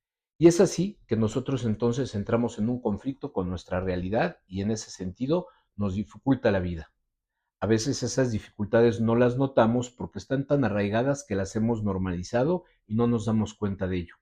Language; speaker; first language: Spanish; native; Spanish